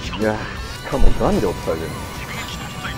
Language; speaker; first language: Japanese; native; Japanese